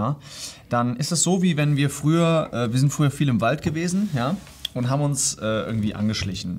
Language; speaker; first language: German; native; German